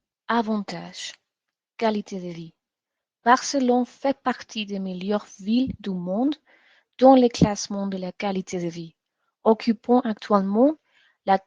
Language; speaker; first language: French; non-native, learner; Spanish